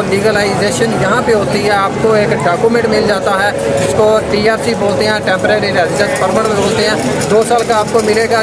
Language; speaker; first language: Urdu; non-native, local second language; Punjabi